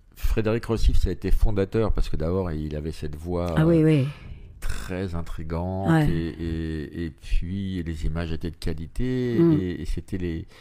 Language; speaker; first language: French; native; French